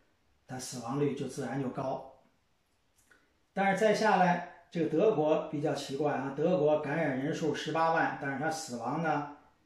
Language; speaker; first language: Chinese; native; Chinese